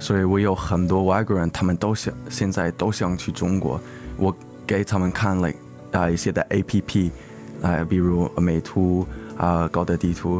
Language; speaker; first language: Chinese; non-native, learner; English